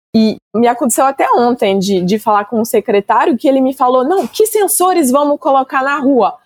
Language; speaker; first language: Portuguese; non-native, fluent; French